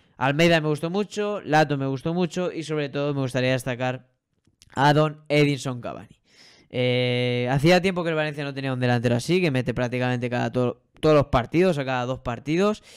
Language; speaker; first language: Spanish; native; Spanish